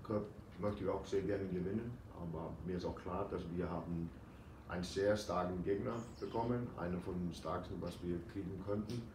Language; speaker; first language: German; non-native, fluent; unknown